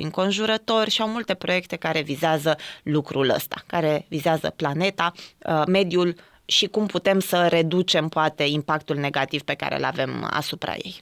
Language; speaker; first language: Romanian; native; Romanian